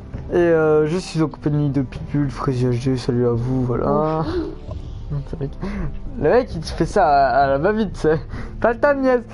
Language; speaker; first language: French; native; French